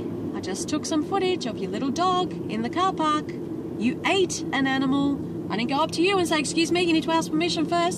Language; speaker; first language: English; native; English